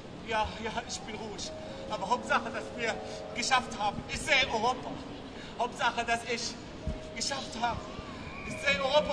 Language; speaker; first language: German; non-native, learner; Arabic